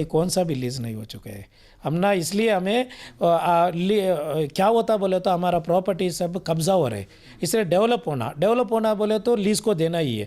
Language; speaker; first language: Hindi; non-native, local second language; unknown